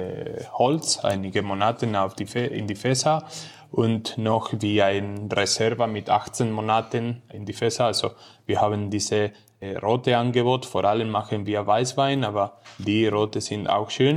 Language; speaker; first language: German; non-native, learner; Spanish